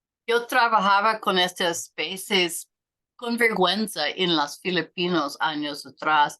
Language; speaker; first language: Spanish; non-native, learner; English